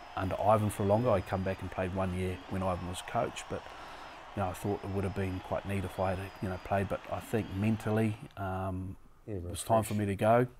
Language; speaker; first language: English; native; English